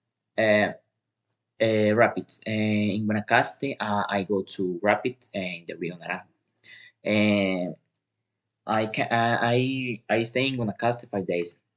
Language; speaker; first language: English; non-native, learner; Spanish